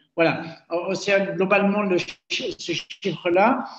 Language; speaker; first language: French; non-native, local second language; Arabic